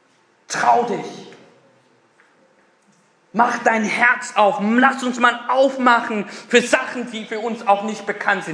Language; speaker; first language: German; non-native, fluent; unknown